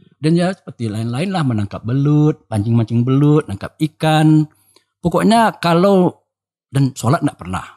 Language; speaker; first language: Indonesian; non-native, local second language; Minangkabau